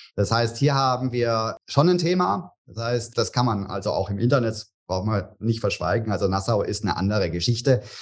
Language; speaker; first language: German; native; German